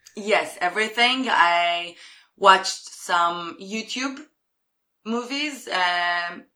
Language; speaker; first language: English; non-native, fluent; Hebrew